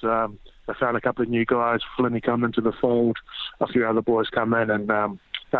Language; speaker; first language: English; native; English